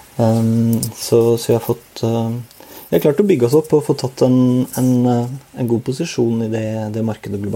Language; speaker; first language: Norwegian; native; Norwegian